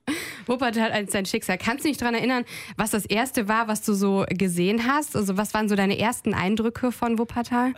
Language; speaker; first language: German; native; German